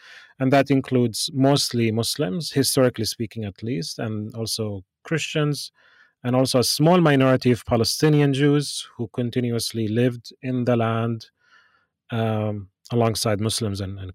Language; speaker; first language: English; non-native, fluent; Arabic